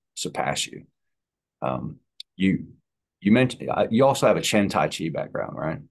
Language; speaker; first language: English; native; English